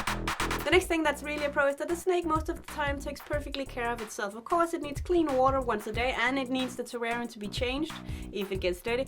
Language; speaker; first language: English; non-native, fluent; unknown